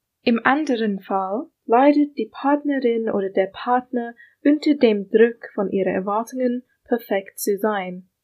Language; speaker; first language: German; non-native, learner; English